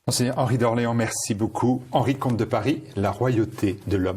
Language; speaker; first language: French; native; French